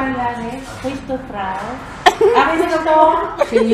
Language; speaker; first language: Italian; non-native, learner; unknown